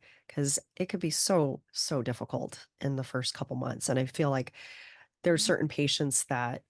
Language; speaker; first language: English; native; English